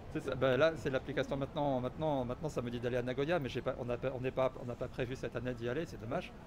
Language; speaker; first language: French; native; French